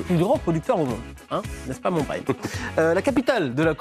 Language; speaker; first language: French; native; French